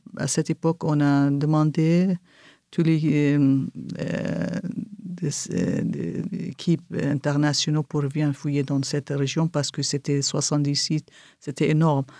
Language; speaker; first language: French; non-native, fluent; Kurdish